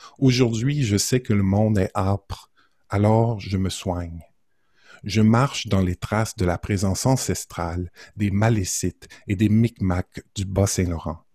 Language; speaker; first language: French; native; French